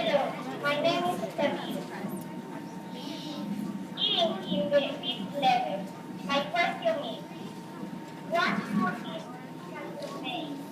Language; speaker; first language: English; non-native, learner; Spanish